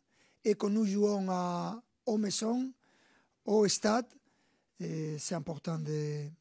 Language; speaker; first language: French; non-native, fluent; Spanish